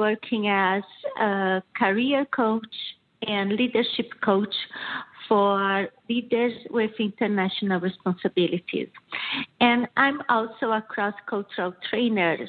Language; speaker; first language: English; non-native, fluent; Portuguese